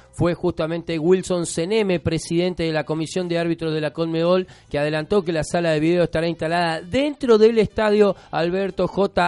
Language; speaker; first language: Spanish; native; Spanish